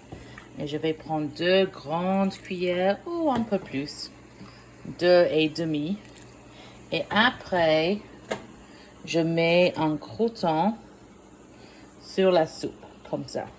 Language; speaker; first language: French; non-native, fluent; English